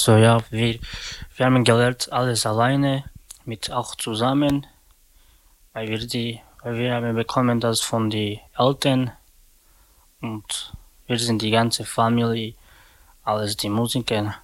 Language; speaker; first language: German; non-native, learner; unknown